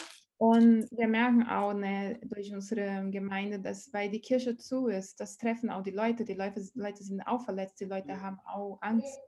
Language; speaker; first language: German; non-native, learner; Portuguese